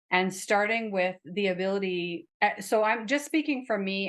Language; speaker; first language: English; native; English